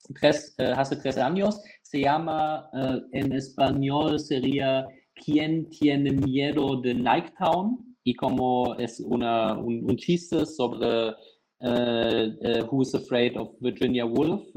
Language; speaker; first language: Spanish; non-native, fluent; German